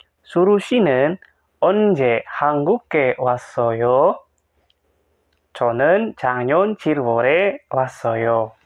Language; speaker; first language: Korean; non-native, fluent; Indonesian